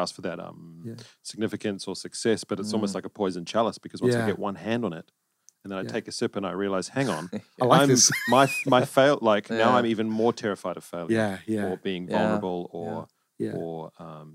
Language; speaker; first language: English; native; English